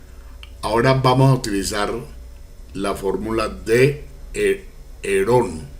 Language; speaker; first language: Spanish; native; Spanish